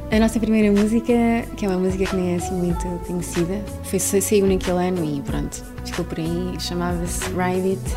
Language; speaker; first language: Portuguese; native; Portuguese